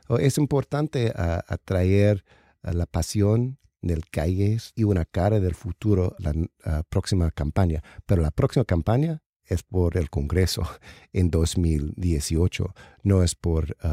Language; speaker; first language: Spanish; non-native, learner; English